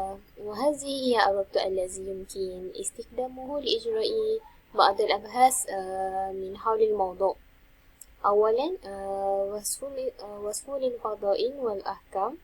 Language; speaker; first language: Arabic; non-native, learner; Malay